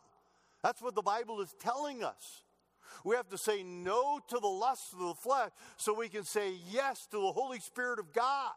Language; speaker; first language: English; native; English